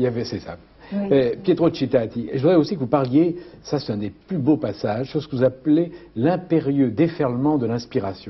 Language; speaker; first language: French; native; French